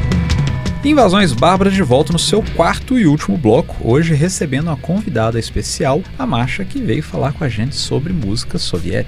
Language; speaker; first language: Portuguese; native; Portuguese